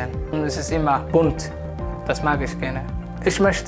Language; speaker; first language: German; non-native, learner; Somali